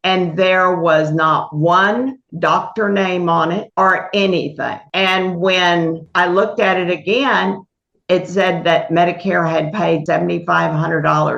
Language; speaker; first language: English; native; English